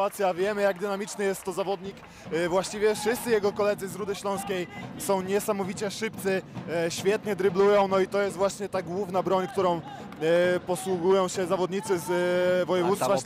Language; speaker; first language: Polish; native; Polish